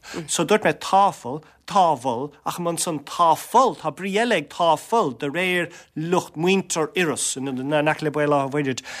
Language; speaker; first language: Irish; non-native, local second language; English